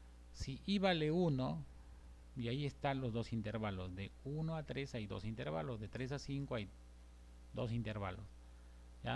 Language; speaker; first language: Spanish; native; Spanish